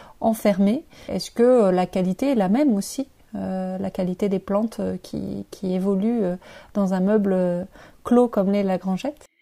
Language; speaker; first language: French; native; French